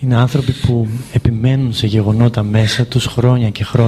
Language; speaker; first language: Greek; native; Greek